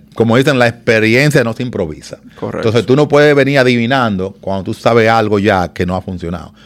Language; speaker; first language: Spanish; native; Spanish